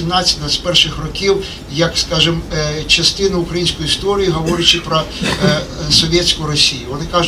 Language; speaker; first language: Ukrainian; native; Ukrainian